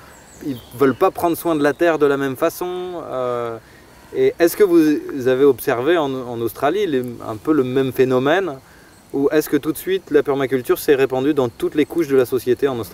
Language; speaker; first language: French; native; French